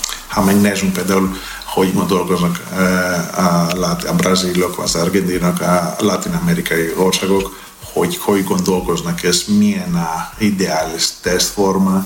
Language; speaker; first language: Hungarian; non-native, learner; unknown